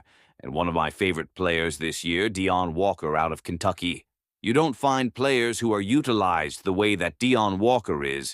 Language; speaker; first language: English; native; English